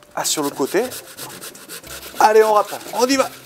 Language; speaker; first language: French; native; French